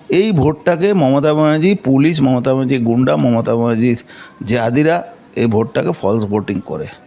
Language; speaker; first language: Bangla; non-native, local second language; Hindi